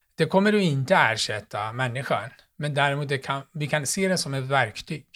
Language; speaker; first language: Swedish; non-native, fluent; Persian